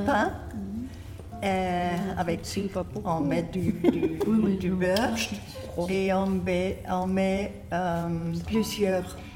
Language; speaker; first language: French; non-native, learner; German